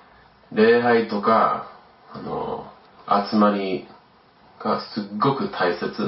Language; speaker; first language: Japanese; early bilingual, other home language; English